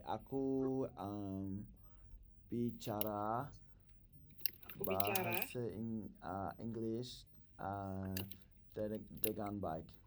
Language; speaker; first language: Indonesian; non-native, learner; English